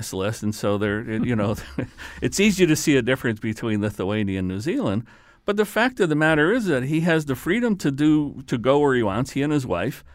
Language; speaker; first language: English; early bilingual, other home language; Lithuanian